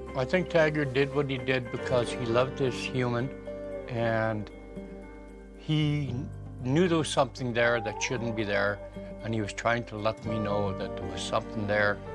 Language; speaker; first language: English; native; English